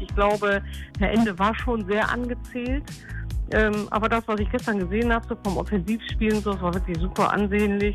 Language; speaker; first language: German; native; German